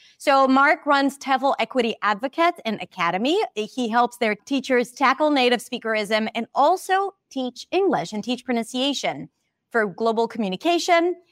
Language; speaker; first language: English; non-native, fluent; Hebrew